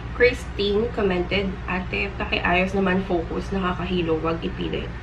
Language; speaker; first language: English; non-native, local second language; Filipino